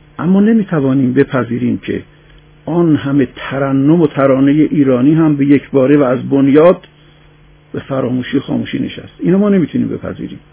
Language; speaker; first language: Persian; native; Persian